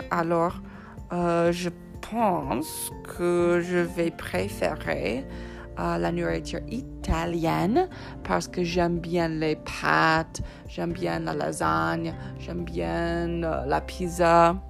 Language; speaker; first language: French; non-native, fluent; English